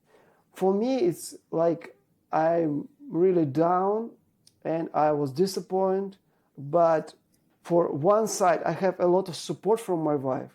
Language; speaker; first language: English; non-native, learner; Ukrainian